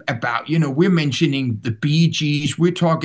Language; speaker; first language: English; non-native, fluent; Danish